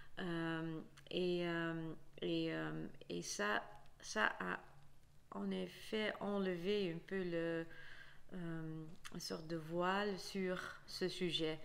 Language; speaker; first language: French; non-native, fluent; Dutch